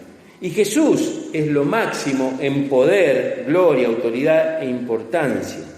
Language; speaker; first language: Spanish; native; Spanish